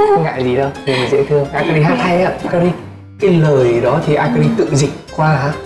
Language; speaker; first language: Vietnamese; native; Vietnamese